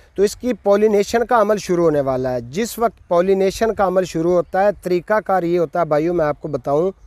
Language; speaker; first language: Urdu; non-native, local second language; Punjabi